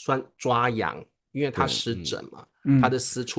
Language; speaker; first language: Chinese; native; Chinese